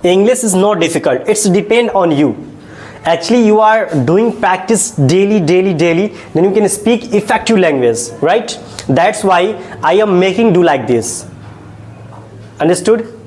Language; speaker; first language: English; non-native, local second language; Hindi